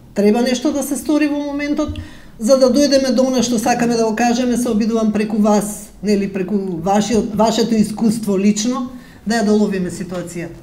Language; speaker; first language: Macedonian; native; Macedonian